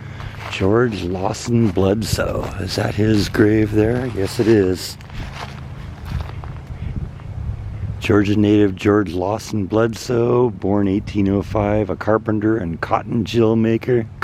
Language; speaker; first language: English; native; English